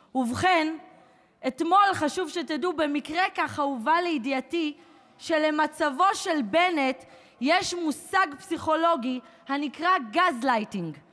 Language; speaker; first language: Hebrew; native; Hebrew